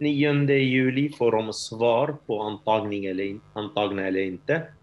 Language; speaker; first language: Swedish; non-native, fluent; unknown